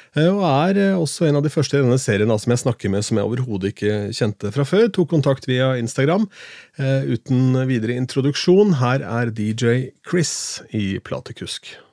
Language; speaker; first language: Norwegian; native; Norwegian